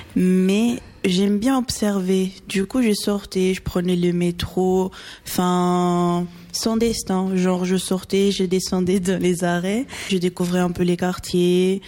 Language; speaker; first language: French; non-native, fluent; Portuguese